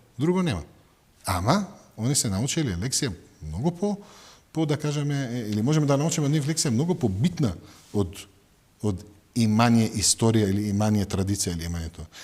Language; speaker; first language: Macedonian; non-native, fluent; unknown